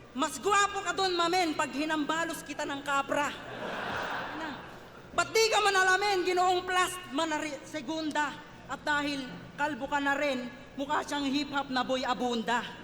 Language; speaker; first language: Filipino; native; Filipino